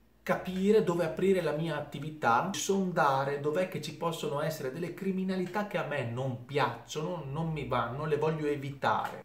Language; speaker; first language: Italian; native; Italian